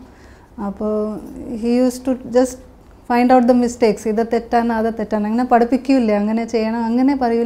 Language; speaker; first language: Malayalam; early bilingual, heritage; Malayalam